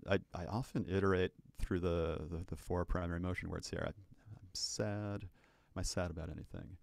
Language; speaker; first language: English; native; English